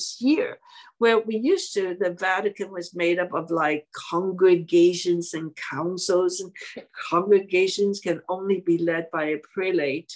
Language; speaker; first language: English; non-native, local second language; Cantonese